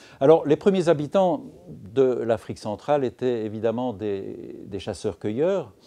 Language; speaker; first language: French; native; French